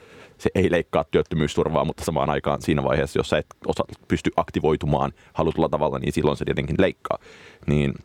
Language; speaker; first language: Finnish; native; Finnish